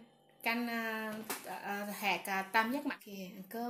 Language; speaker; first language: Vietnamese; native; Vietnamese